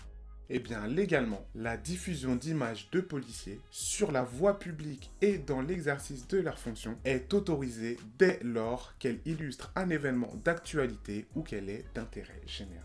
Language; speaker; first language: French; native; French